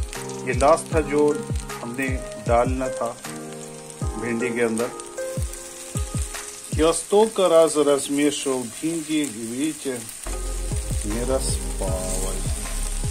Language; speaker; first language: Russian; non-native, fluent; Hindi